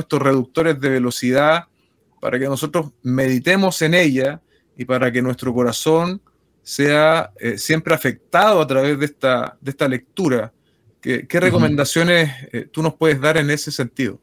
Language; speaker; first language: Spanish; native; Spanish